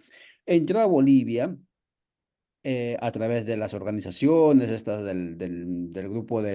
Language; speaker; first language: Spanish; native; Spanish